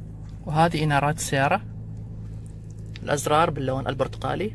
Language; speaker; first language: Arabic; native; Arabic